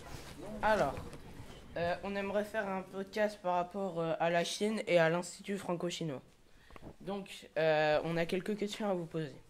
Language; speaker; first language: French; native; French